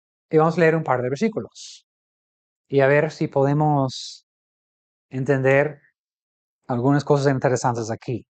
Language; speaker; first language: Spanish; non-native, fluent; English